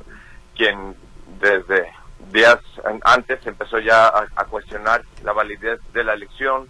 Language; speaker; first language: Spanish; native; Spanish